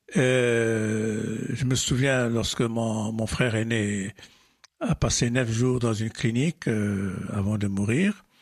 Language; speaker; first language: French; non-native, local second language; Arabic